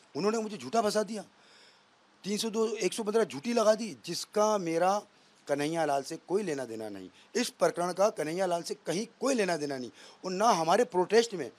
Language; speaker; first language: Hindi; native; Hindi